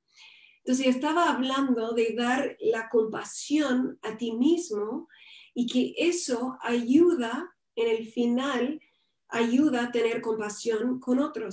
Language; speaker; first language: Spanish; non-native, fluent; English